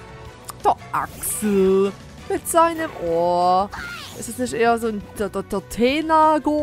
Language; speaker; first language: German; native; German